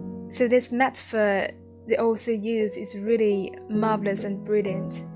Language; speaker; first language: English; non-native, fluent; Chinese